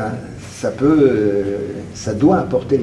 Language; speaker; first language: French; native; French